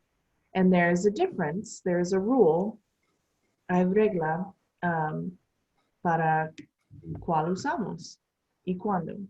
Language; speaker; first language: Spanish; non-native, learner; English